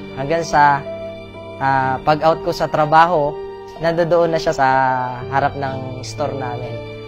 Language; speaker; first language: Filipino; native; Filipino